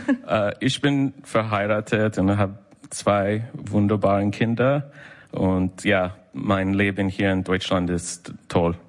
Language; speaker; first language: German; non-native, learner; English